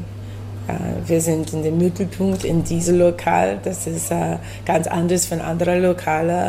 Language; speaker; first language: German; non-native, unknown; English